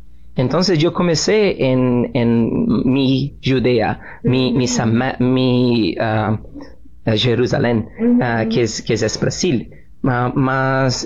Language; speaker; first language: Spanish; non-native, learner; Portuguese